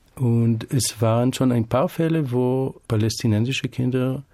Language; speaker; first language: German; non-native, fluent; Hebrew